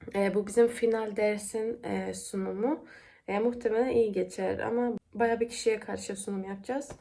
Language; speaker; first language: Turkish; early bilingual, heritage; Turkish